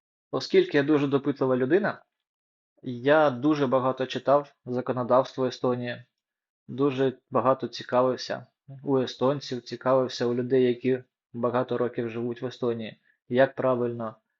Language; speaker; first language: Ukrainian; non-native, local second language; Russian